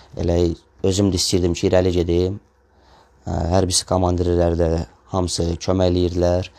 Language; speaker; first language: Azerbaijani; non-native, local second language; Russian